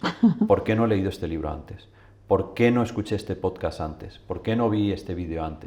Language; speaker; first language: Spanish; native; Spanish